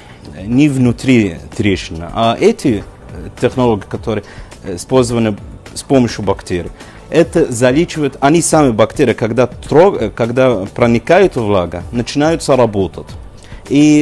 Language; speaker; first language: Russian; non-native, learner; Arabic